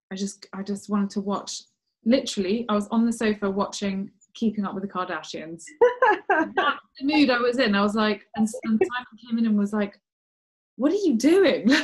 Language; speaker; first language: English; native; English